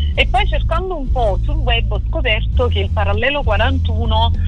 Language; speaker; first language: Italian; native; Italian